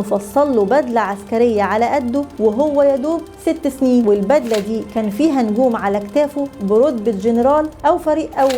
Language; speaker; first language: Arabic; native; Arabic